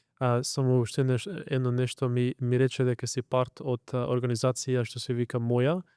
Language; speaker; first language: Macedonian; early bilingual, heritage; Macedonian